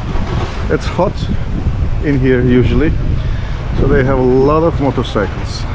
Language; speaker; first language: English; non-native, fluent; Turkish